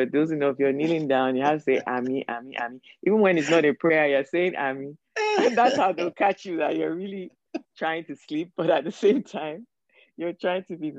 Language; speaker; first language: English; non-native, local second language; Yoruba